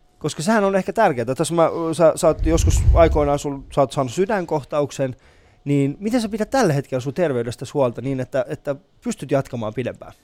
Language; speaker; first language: Finnish; early bilingual, other home language; Persian